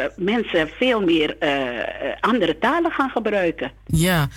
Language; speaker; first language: Dutch; non-native, local second language; Sranan Tongo